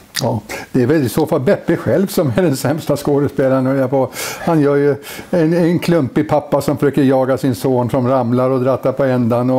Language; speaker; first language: Swedish; native; Swedish